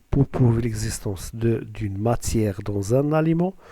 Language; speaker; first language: French; non-native, local second language; Arabic